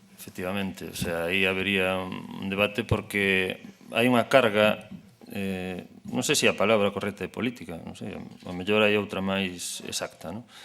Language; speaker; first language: Galician; non-native, local second language; Spanish